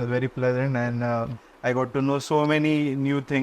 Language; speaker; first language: English; non-native, local second language; Konkani